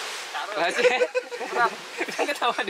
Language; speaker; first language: Indonesian; native; Indonesian